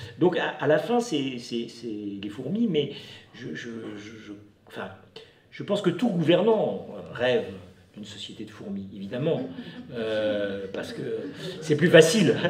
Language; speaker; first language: French; native; French